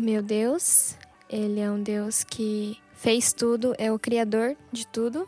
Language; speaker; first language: Portuguese; early bilingual, heritage; Portuguese